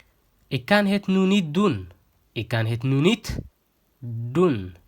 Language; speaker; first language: Dutch; non-native, fluent; Tigrinya